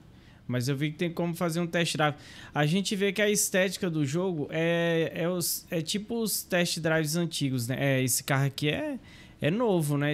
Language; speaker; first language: Portuguese; native; Portuguese